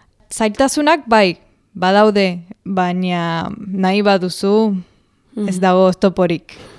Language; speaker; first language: Basque; non-native, fluent; Spanish